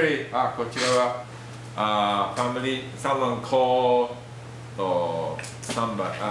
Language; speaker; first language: English; non-native, fluent; Japanese